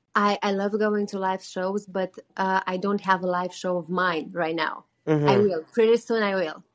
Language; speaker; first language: English; non-native, fluent; Romanian